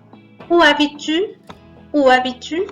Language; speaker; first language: French; non-native, fluent; Spanish